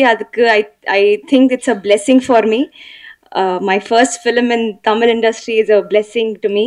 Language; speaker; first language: Tamil; non-native, learner; Telugu